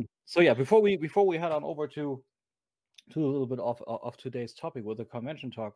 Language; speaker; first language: English; non-native, fluent; German